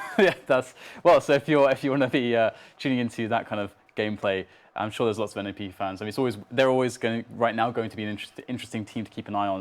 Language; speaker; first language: English; native; English